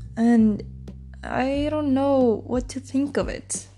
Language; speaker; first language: English; non-native, fluent; Icelandic